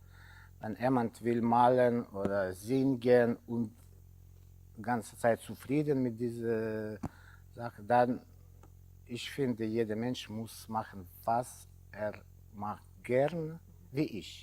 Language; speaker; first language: German; non-native, learner; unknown